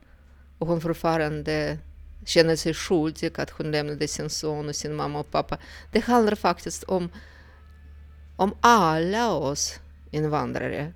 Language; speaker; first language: Swedish; non-native, fluent; Russian